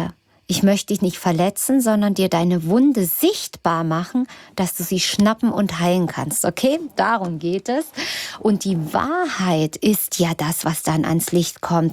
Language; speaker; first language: German; native; German